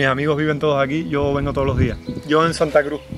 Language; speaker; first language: Spanish; native; Spanish